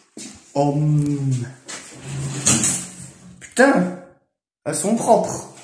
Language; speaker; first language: French; native; French